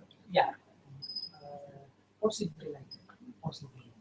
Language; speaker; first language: English; non-native, learner; Indonesian